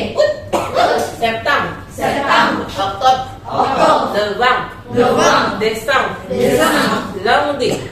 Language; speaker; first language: French; non-native, fluent; Indonesian